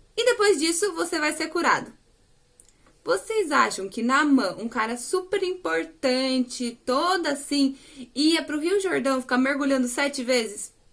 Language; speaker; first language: Portuguese; native; Portuguese